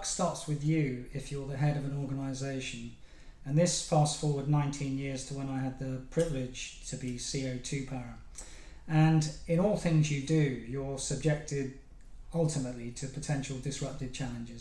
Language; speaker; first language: English; native; English